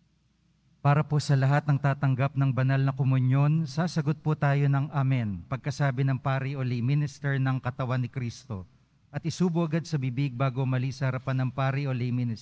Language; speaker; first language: Filipino; native; Filipino